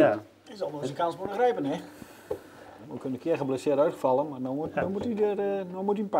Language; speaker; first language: Dutch; native; Dutch